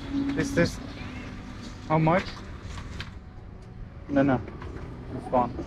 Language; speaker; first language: English; non-native, learner; Turkish